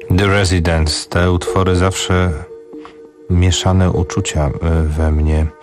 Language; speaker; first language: Polish; native; Polish